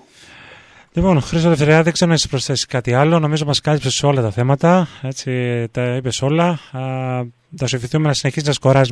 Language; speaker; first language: Greek; native; Greek